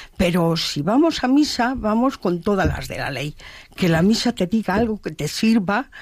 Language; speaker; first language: Spanish; native; Spanish